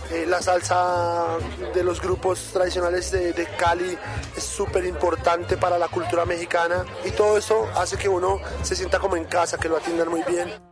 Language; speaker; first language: Spanish; native; Spanish